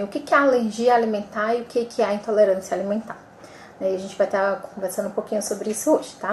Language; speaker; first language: Portuguese; native; Portuguese